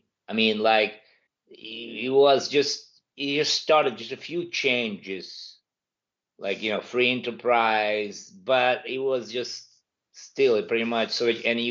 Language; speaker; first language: English; non-native, fluent; Ukrainian